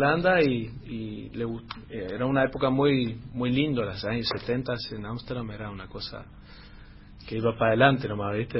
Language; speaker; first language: Spanish; non-native, fluent; Dutch